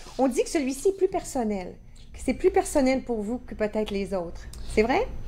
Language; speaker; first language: French; native; French